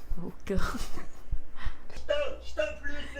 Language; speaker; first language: Korean; non-native, learner; Turkish